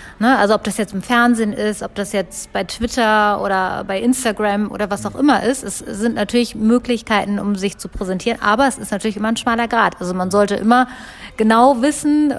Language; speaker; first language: German; native; German